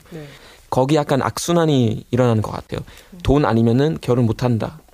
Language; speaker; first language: Korean; non-native, fluent; German